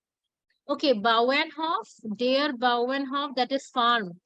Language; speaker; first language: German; non-native, fluent; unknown